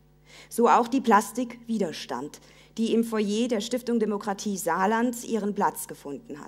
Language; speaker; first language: German; native; German